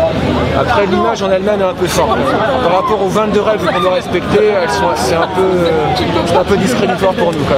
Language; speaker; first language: French; native; French